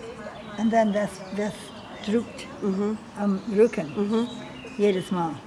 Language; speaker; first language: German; non-native, learner; English